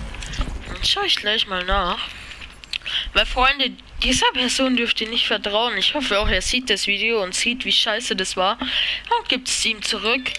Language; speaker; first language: German; native; German